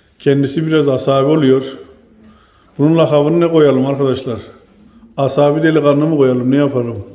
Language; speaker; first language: Turkish; native; Turkish